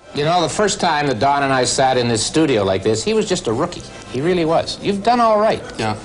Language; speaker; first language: English; native; English